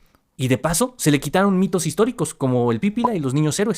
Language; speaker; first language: Spanish; native; Spanish